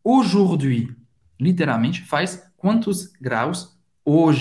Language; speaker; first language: Portuguese; non-native, fluent; French